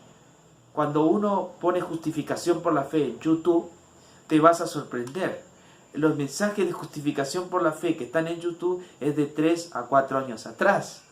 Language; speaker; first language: Spanish; native; Spanish